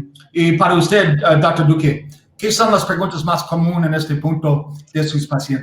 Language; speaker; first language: Spanish; non-native, learner; English